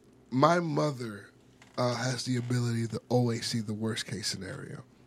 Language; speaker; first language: English; native; English